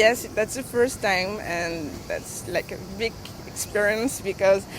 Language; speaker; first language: English; non-native, fluent; French